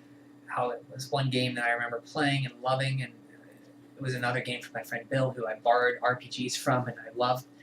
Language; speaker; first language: English; native; English